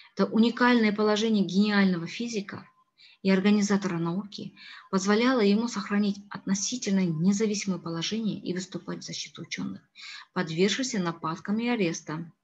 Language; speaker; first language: Russian; non-native, local second language; Kazakh